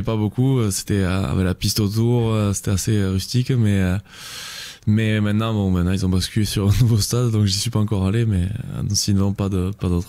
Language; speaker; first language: French; native; French